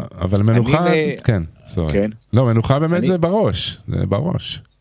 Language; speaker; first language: Hebrew; native; Hebrew